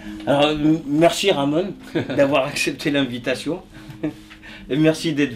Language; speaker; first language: French; native; French